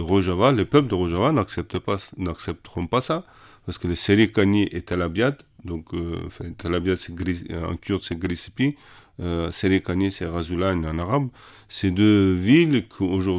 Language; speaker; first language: French; non-native, fluent; Kurdish